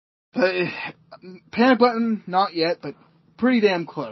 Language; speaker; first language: English; native; English